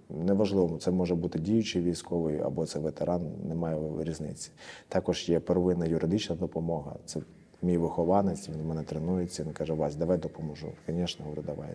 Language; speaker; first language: Ukrainian; native; Ukrainian